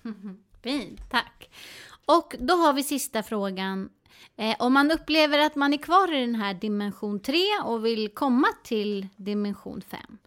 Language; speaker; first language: Swedish; native; Swedish